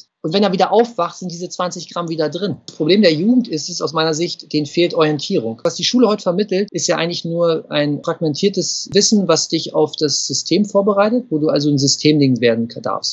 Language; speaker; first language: German; native; German